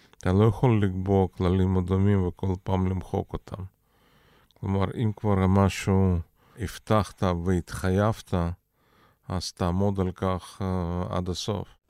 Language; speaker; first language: Hebrew; non-native, fluent; Russian